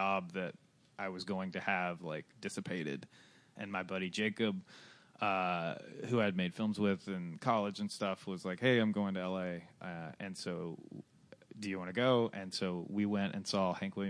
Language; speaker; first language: English; native; English